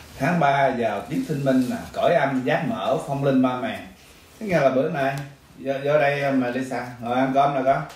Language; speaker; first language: Vietnamese; early bilingual, other home language; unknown